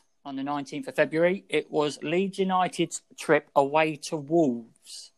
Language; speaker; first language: English; native; English